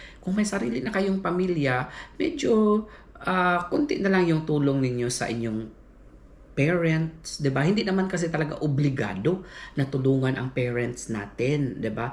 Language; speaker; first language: Filipino; non-native, local second language; Cebuano